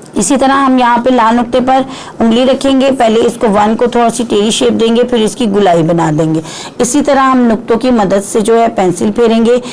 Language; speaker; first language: Urdu; non-native, local second language; Punjabi